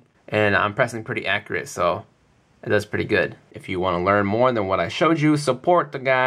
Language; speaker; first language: English; native; English